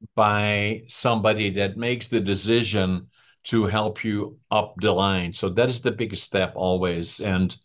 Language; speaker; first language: English; non-native, fluent; Dutch